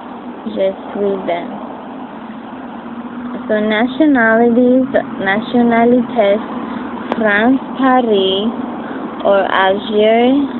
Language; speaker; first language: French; non-native, learner; English